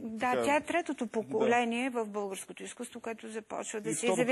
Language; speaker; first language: Bulgarian; native; Bulgarian